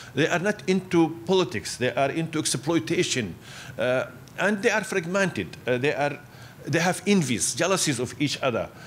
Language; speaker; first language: English; non-native, fluent; Arabic